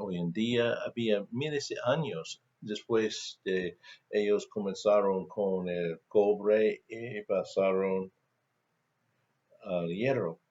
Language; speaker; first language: Spanish; non-native, fluent; English